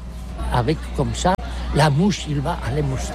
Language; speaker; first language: French; non-native, learner; Catalan